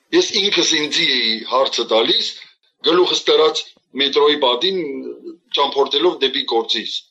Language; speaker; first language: Armenian; early bilingual, heritage; Armenian